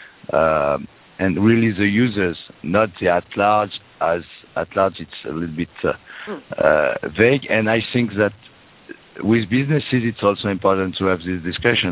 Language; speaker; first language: English; non-native, fluent; French